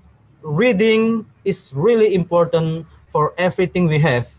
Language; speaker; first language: English; non-native, learner; Indonesian